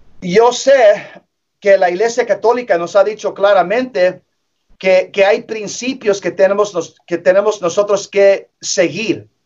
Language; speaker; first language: Spanish; early bilingual, heritage; English